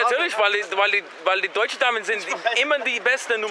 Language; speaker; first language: German; non-native, learner; English